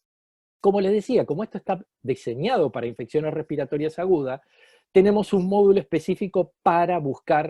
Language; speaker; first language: Spanish; native; Spanish